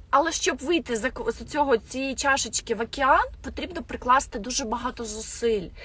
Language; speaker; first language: Ukrainian; non-native, local second language; Russian